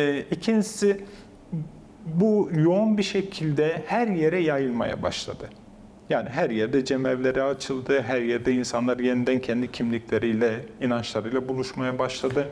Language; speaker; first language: Turkish; non-native, local second language; Kurdish